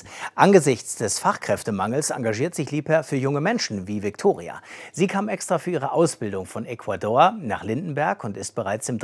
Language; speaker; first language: German; native; German